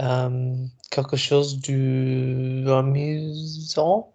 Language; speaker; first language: French; non-native, learner; English